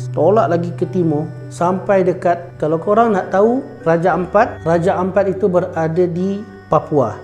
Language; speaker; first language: Malay; native; Malay